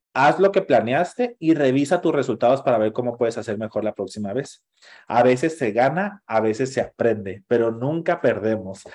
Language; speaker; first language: Spanish; native; Spanish